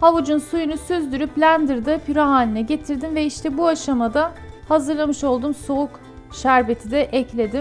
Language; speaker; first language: Turkish; native; Turkish